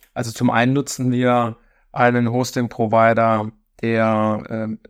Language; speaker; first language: German; native; German